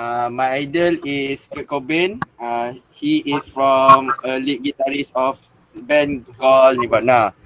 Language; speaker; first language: English; non-native, local second language; Malay